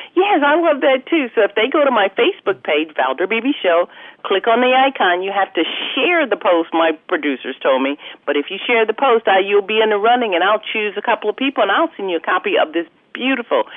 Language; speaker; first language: English; native; English